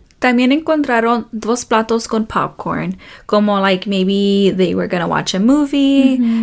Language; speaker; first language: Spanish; early bilingual, heritage; Spanish